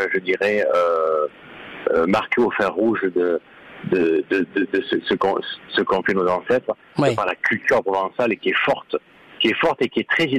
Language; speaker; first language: French; native; French